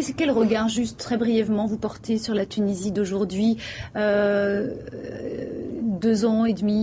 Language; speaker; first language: French; native; French